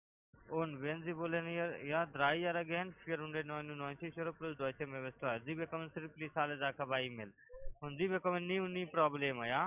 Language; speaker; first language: German; non-native, learner; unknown